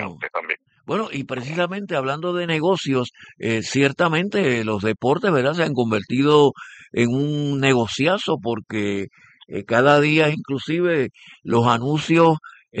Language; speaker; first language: Spanish; native; Spanish